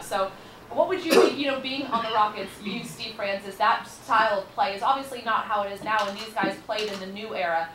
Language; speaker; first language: English; native; English